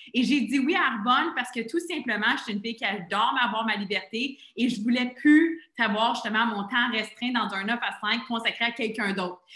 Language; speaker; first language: French; native; French